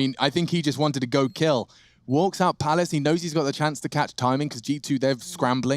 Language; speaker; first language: English; native; English